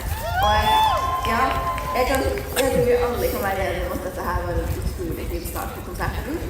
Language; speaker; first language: Norwegian; native; Norwegian